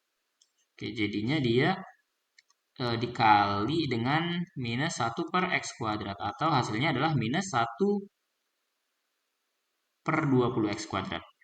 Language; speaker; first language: Indonesian; native; Indonesian